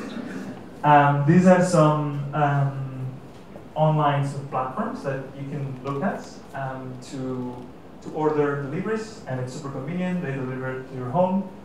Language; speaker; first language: English; non-native, fluent; Catalan